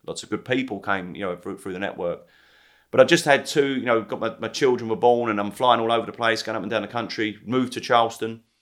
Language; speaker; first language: English; native; English